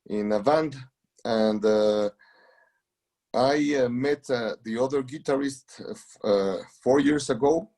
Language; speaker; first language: English; non-native, learner; Spanish